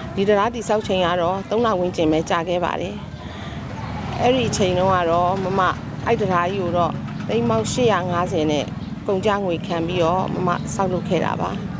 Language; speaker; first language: Burmese; native; Burmese